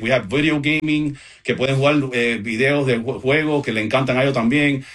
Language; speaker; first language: Spanish; early bilingual, heritage; Spanish